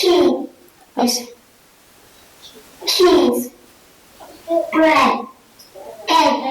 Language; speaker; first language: English; non-native, learner; Mongolian